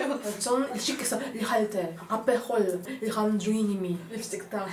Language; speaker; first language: Korean; non-native, learner; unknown